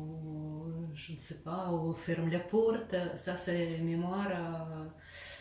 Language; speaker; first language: French; non-native, learner; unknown